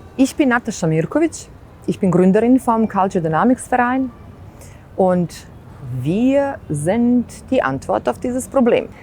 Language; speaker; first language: German; non-native, fluent; Bosnian